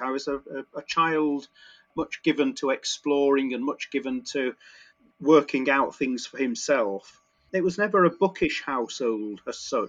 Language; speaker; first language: English; native; English